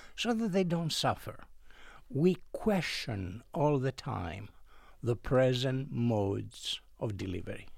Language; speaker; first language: English; non-native, fluent; Greek